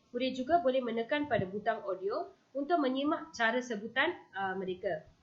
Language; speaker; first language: Malay; non-native, local second language; Tamil